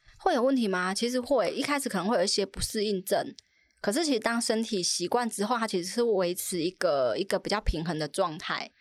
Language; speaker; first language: Chinese; native; Chinese